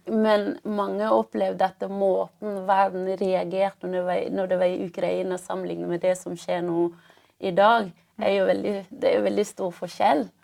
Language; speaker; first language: Norwegian; early bilingual, other home language; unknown